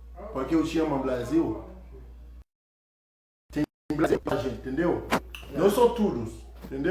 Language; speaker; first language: Portuguese; non-native, learner; Haitian Creole